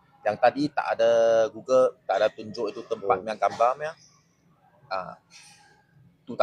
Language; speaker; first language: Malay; non-native, local second language; Chinese